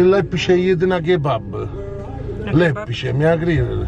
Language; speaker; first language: Polish; non-native, learner; Italian